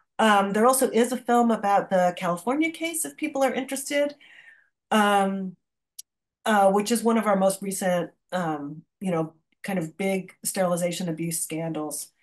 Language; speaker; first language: English; native; English